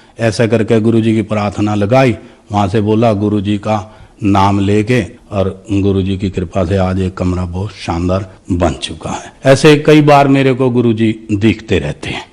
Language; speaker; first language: Hindi; native; Hindi